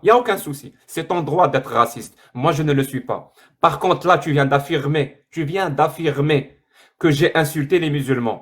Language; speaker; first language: French; native; French